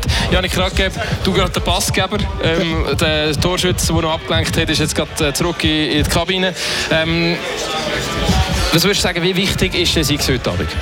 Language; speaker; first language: German; native; German